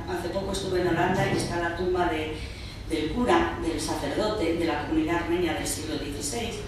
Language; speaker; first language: Spanish; early bilingual, heritage; Spanish